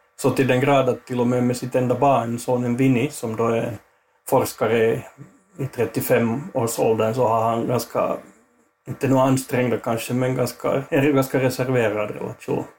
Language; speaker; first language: Swedish; native; Swedish